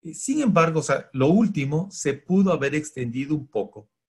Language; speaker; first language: Spanish; native; Spanish